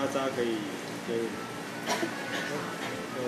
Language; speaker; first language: English; non-native, learner; Chinese